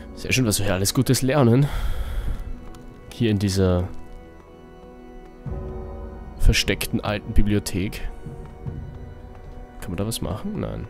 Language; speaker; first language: German; native; German